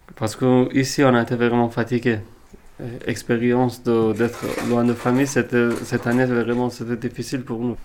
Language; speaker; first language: French; non-native, fluent; Persian